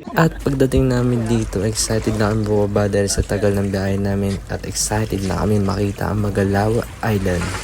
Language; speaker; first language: Filipino; native; Filipino